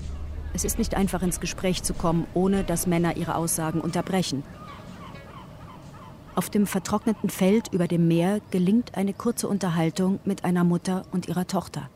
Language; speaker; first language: German; native; German